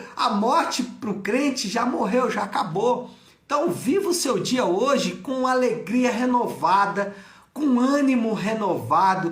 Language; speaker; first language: Portuguese; native; Portuguese